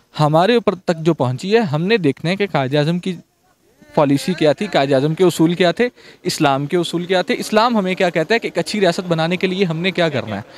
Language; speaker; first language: Urdu; native; Urdu